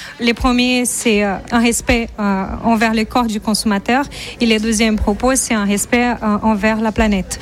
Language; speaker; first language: French; non-native, fluent; Portuguese